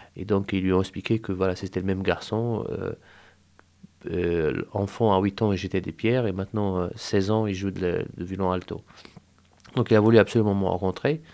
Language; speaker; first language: French; non-native, fluent; Arabic